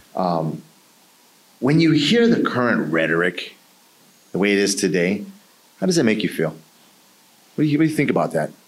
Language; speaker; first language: English; native; English